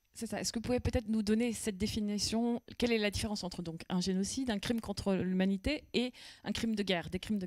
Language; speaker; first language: French; native; French